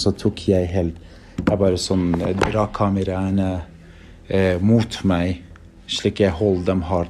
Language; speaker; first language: Norwegian; non-native, fluent; Persian